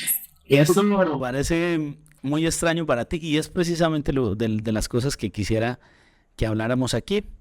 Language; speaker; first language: Spanish; native; Spanish